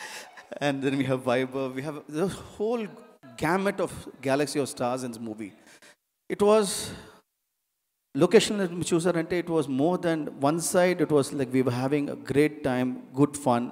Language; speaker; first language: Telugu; non-native, learner; Tamil